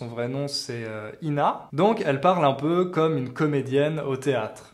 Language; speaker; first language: French; native; French